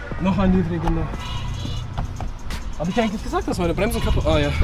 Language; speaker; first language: German; native; German